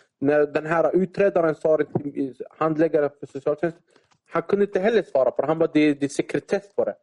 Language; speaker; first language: Swedish; early bilingual, other home language; Arabic